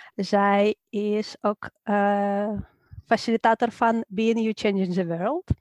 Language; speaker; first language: Dutch; non-native, fluent; Ukrainian